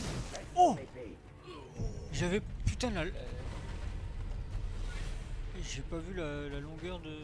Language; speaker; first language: French; native; French